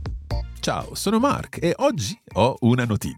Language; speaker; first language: Italian; non-native, fluent; English